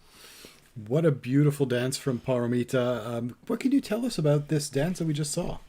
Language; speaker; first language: English; native; English